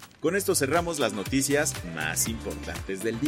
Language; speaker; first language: Spanish; native; Spanish